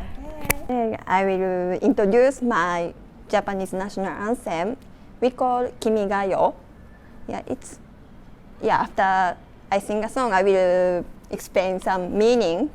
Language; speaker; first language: English; non-native, learner; Japanese